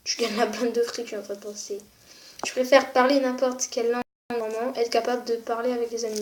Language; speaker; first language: French; native; French